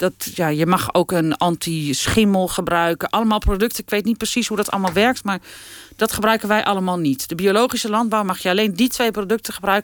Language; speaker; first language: Dutch; native; Dutch